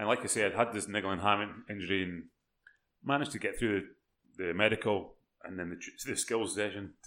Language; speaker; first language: English; native; English